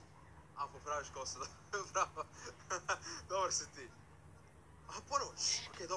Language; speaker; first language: Bosnian; native; Bosnian